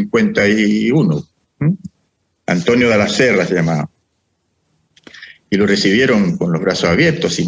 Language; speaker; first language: Spanish; early bilingual, other home language; Italian